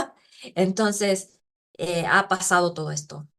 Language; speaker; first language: Spanish; non-native, fluent; Korean